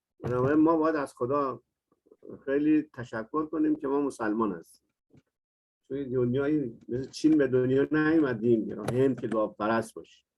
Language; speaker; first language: Persian; native; Persian